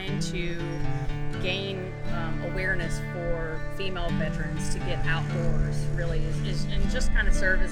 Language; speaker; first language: English; native; English